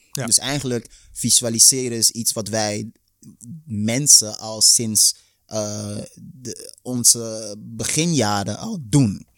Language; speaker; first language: Dutch; early bilingual, other home language; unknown